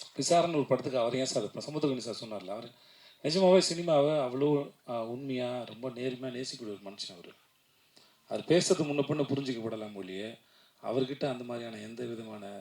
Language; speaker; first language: Tamil; native; Tamil